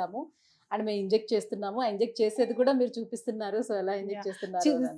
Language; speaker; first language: Telugu; native; Telugu